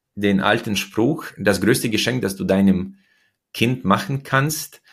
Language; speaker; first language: German; early bilingual, other home language; Russian